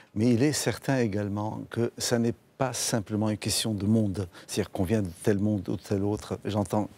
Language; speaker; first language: French; non-native, fluent; Arabic